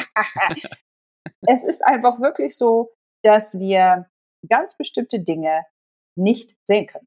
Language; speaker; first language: German; non-native, local second language; Polish